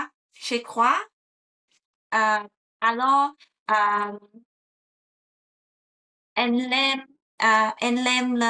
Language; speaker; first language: French; non-native, learner; Vietnamese